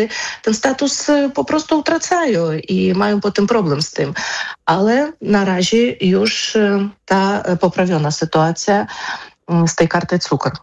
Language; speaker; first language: Polish; non-native, fluent; Ukrainian